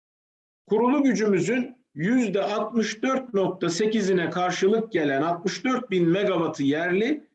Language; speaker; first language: Turkish; native; Turkish